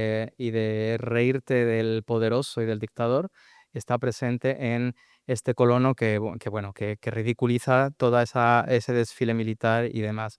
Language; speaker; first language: Spanish; native; Spanish